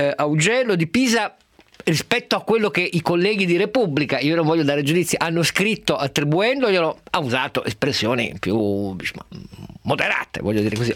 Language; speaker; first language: Italian; native; Italian